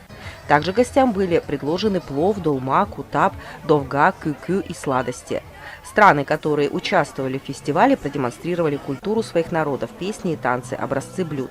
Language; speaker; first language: Russian; native; Russian